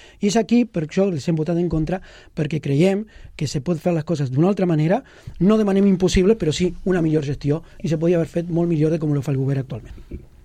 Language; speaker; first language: Catalan; non-native, local second language; Spanish